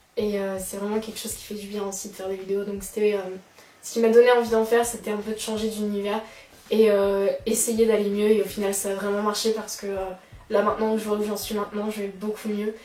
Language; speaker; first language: French; native; French